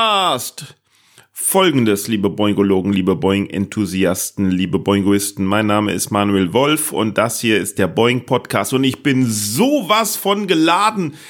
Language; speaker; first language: German; native; German